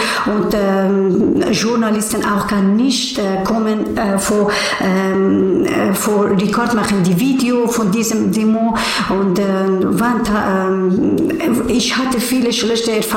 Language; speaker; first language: German; non-native, learner; Persian